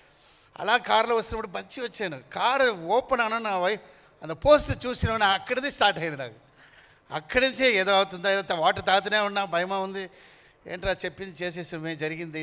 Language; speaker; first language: Telugu; non-native, fluent; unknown